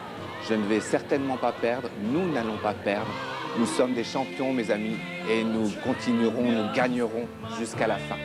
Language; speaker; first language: French; native; French